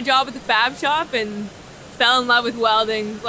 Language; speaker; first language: English; native; English